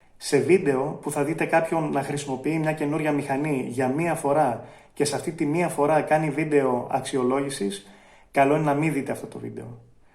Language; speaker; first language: Greek; native; Greek